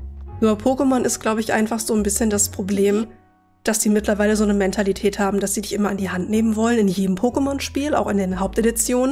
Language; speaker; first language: German; native; German